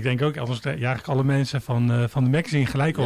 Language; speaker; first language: Dutch; native; Dutch